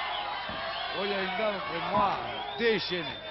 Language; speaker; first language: French; native; French